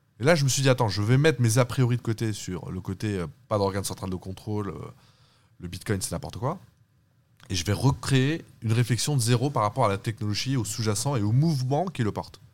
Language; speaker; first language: French; early bilingual, other home language; Turkish